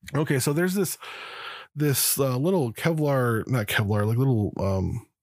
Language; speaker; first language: English; native; English